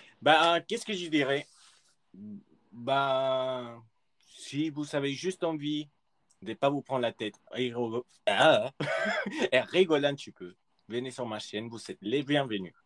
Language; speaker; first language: French; early bilingual, other home language; Spanish